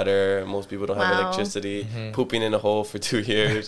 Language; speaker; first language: English; early bilingual, other home language; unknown